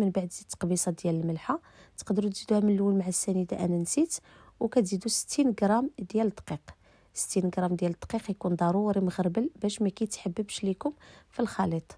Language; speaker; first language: Arabic; native; Arabic